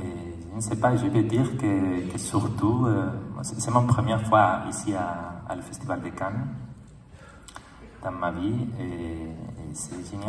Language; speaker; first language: French; non-native, learner; Spanish